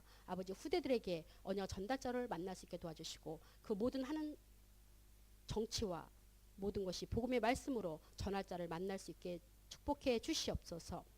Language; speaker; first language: Korean; native; Korean